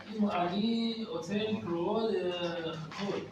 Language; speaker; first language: Hebrew; non-native, learner; English